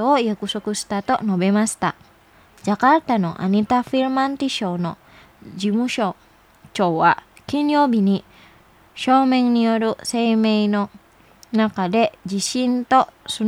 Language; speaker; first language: Japanese; non-native, fluent; Indonesian